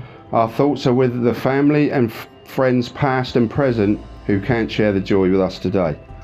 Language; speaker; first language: English; native; English